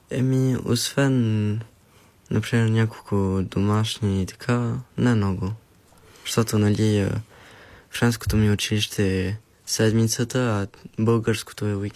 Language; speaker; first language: Bulgarian; early bilingual, heritage; Bulgarian